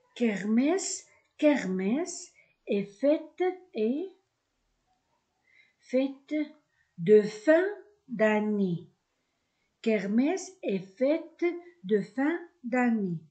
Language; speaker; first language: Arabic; native; Arabic